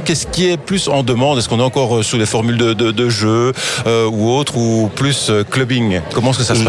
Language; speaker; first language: French; native; French